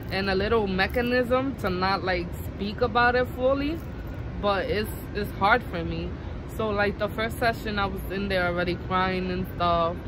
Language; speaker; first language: English; native; English